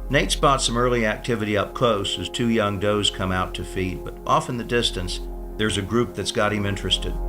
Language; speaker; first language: English; native; English